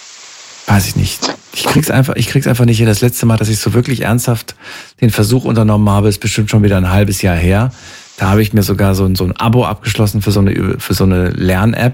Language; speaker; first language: German; native; German